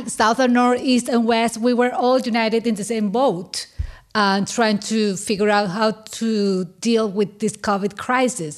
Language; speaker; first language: English; non-native, fluent; Spanish